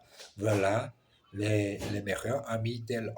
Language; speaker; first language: French; non-native, learner; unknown